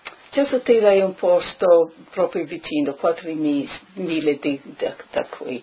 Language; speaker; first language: Italian; early bilingual, heritage; Italian